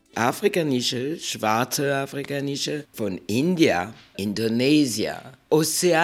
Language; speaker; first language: German; non-native, fluent; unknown